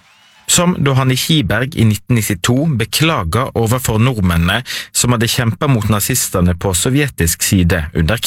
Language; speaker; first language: Norwegian; native; Norwegian